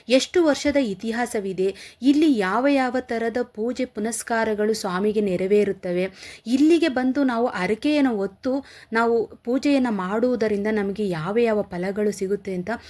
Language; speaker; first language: Kannada; native; Kannada